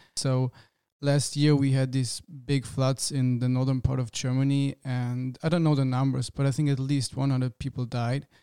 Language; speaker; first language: English; non-native, fluent; German